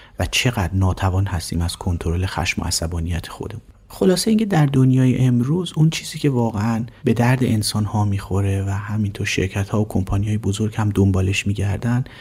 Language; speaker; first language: Persian; native; Persian